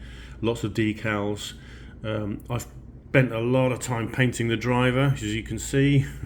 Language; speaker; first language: English; native; English